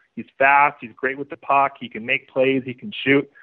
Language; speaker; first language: English; native; English